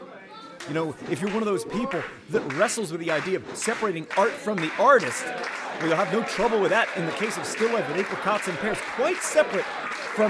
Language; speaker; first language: English; native; English